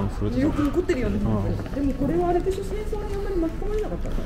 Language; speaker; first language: Japanese; native; Japanese